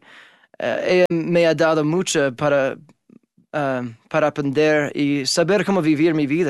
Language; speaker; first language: Spanish; non-native, fluent; English